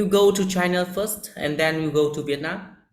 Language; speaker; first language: English; non-native, learner; Vietnamese